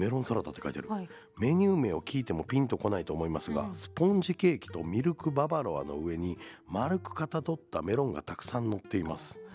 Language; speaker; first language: Japanese; native; Japanese